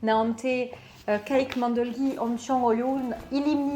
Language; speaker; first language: Korean; non-native, fluent; French